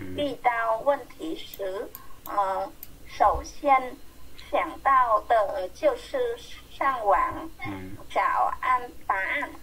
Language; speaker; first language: Chinese; non-native, learner; Vietnamese